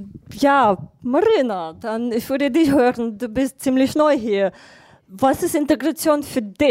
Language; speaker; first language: German; non-native, fluent; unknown